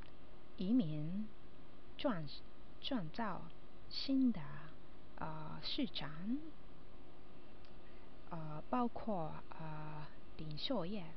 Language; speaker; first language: Chinese; non-native, learner; Japanese